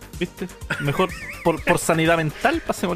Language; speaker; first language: Spanish; native; Spanish